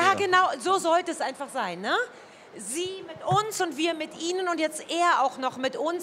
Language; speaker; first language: German; native; German